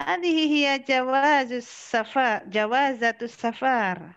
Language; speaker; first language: Arabic; non-native, learner; Indonesian